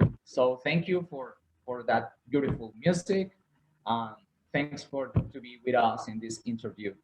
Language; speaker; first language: English; non-native, learner; Spanish